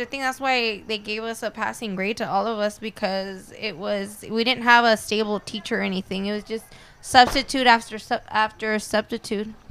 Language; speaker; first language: English; early bilingual, other home language; Spanish